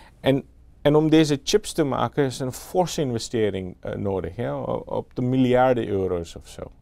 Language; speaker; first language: Dutch; non-native, fluent; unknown